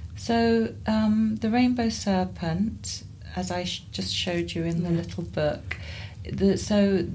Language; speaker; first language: English; native; English